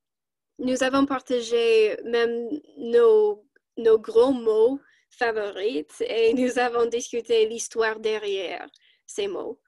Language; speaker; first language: French; non-native, learner; English